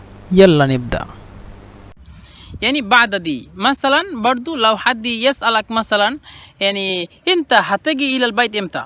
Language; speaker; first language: Arabic; non-native, fluent; Bangla